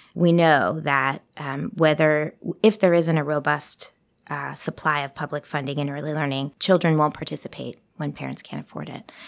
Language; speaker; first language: English; early bilingual, other home language; Spanish